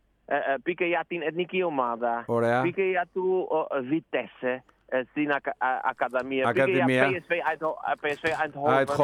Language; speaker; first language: Greek; non-native, learner; Dutch